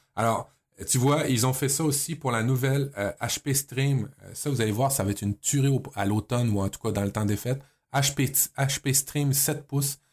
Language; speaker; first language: French; native; French